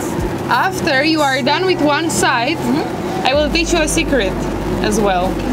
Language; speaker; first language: English; non-native, fluent; Romanian